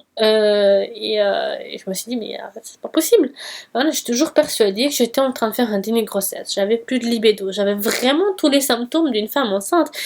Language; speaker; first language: French; early bilingual, other home language; Portuguese